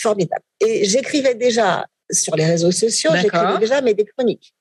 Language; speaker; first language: French; native; French